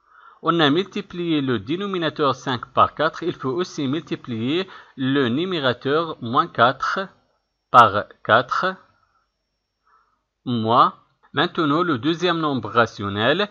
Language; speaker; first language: French; non-native, local second language; Arabic